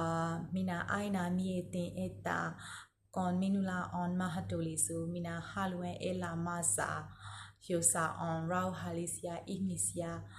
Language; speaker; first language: Finnish; non-native, learner; Burmese